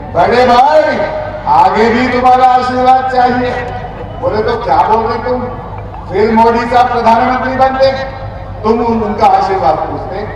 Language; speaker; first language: Hindi; non-native, local second language; Telugu